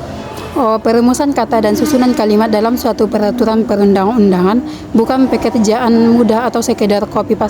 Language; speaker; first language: Indonesian; native; Indonesian